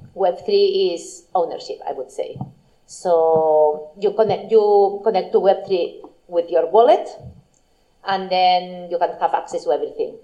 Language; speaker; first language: English; non-native, fluent; Spanish